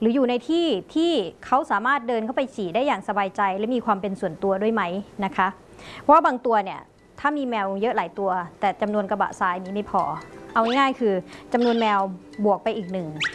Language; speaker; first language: Thai; native; Thai